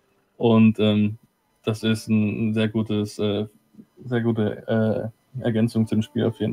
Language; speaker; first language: German; native; German